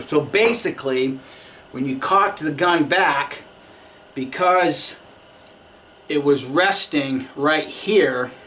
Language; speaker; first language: English; native; English